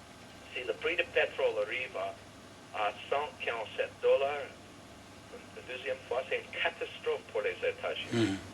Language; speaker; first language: French; non-native, learner; English